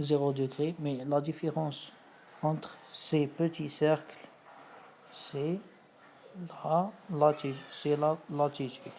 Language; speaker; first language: French; non-native, fluent; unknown